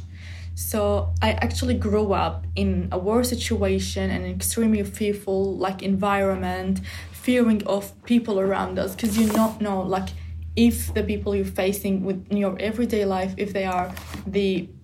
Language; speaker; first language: English; non-native, fluent; Arabic